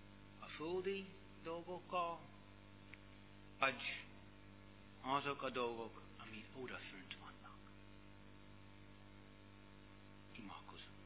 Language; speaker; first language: Hungarian; non-native, learner; English